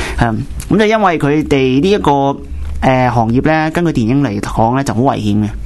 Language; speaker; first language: Chinese; non-native, local second language; Cantonese